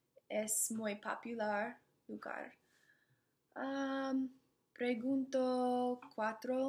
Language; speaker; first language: Spanish; non-native, learner; English